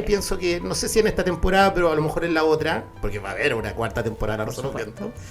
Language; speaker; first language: Spanish; native; Spanish